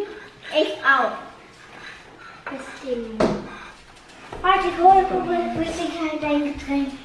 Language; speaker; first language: German; early bilingual, other home language; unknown